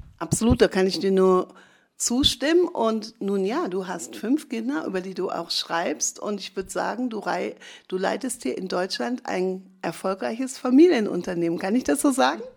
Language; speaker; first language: German; native; German